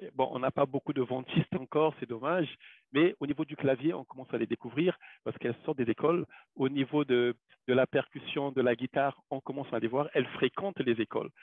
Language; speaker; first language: French; non-native, local second language; Wolof